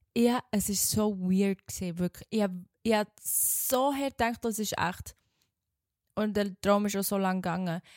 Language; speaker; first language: German; native; German